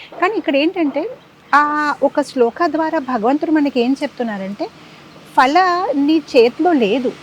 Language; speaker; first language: Telugu; non-native, fluent; Gujarati